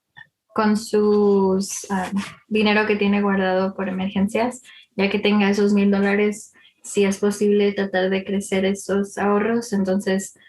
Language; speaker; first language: Spanish; early bilingual, heritage; Spanish